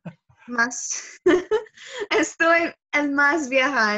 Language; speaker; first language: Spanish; non-native, learner; English